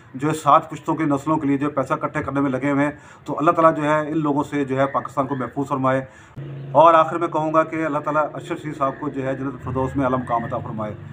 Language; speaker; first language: Urdu; non-native, local second language; Punjabi